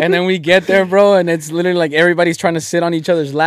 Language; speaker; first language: English; early bilingual, other home language; Spanish